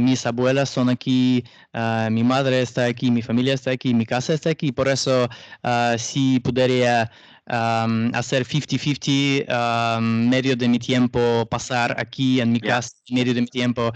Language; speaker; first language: Spanish; non-native, learner; Russian